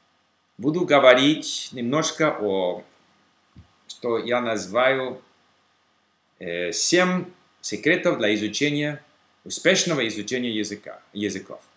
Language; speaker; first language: Russian; non-native, learner; English